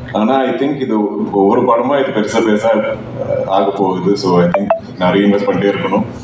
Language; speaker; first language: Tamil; non-native, local second language; Malayalam